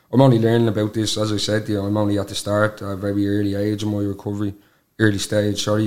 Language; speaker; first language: English; native; English